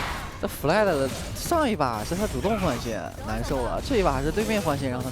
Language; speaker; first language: Chinese; native; Chinese